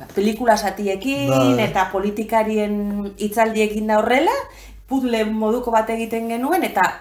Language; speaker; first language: Basque; native; Basque